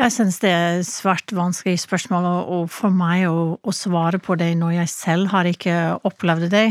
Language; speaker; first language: Norwegian; non-native, fluent; English